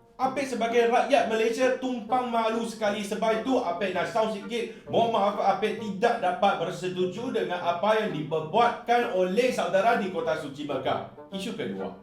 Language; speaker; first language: Malay; non-native, local second language; Chinese